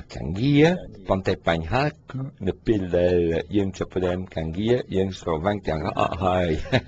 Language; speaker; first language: Khmer; non-native, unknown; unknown